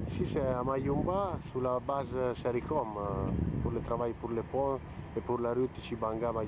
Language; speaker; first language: French; non-native, fluent; Italian